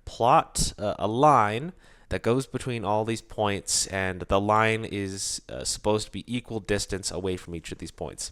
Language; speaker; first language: English; native; English